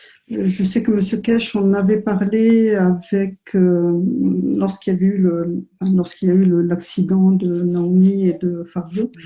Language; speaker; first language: French; native; French